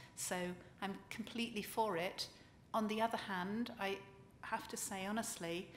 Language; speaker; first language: English; native; English